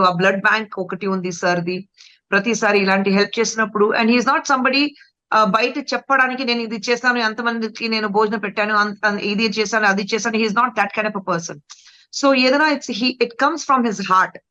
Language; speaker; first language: Telugu; non-native, fluent; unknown